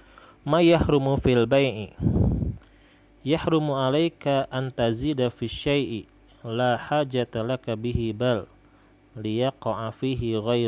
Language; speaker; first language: Arabic; non-native, fluent; Indonesian